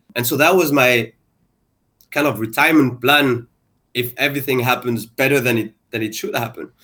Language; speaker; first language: English; non-native, fluent; French